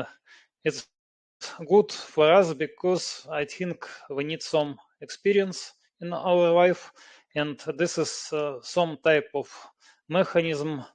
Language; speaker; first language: English; non-native, learner; Russian